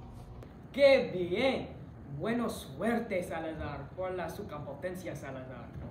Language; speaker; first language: Spanish; non-native, learner; English